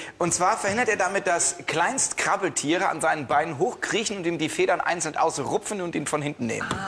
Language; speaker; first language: German; native; German